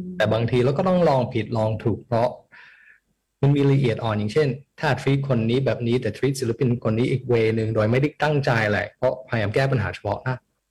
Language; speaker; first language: Thai; early bilingual, heritage; Thai